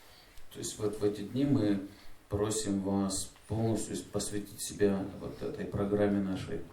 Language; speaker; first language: Russian; native; Russian